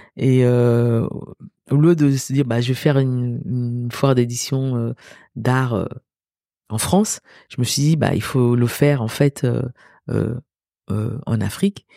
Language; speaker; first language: French; early bilingual, other home language; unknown